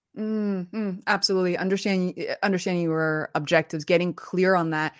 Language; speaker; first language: English; non-native, fluent; Chinese